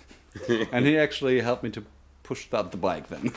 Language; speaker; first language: English; non-native, fluent; German